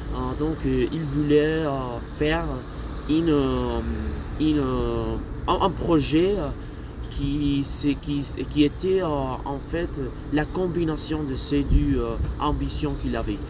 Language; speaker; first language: French; non-native, learner; Spanish